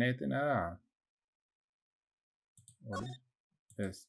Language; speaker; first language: Basque; non-native, local second language; Spanish